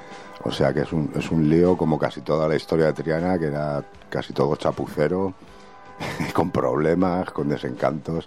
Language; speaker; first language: Spanish; native; Spanish